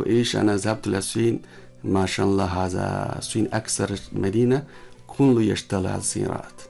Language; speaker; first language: Arabic; non-native, learner; Chinese